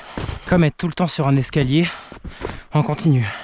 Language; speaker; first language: French; native; French